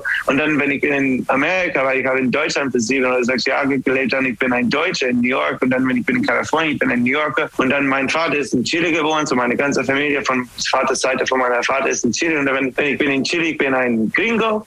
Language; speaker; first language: German; non-native, learner; English